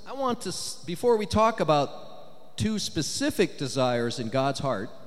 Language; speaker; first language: English; native; English